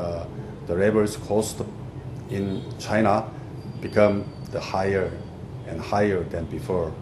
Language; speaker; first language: English; non-native, fluent; Korean